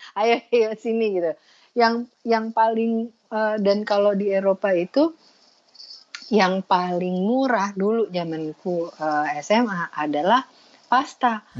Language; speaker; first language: Indonesian; early bilingual, other home language; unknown